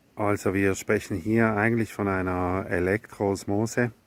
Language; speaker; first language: German; native; German